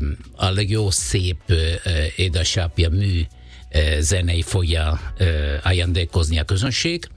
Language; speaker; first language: Hungarian; non-native, fluent; Italian